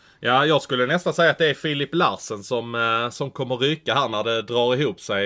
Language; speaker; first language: Swedish; native; Swedish